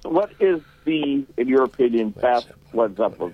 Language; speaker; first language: English; native; English